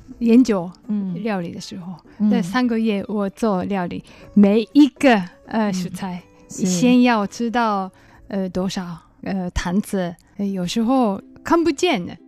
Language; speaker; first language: Chinese; non-native, learner; Japanese